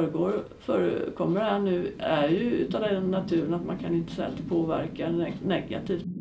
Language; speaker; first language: Swedish; native; Swedish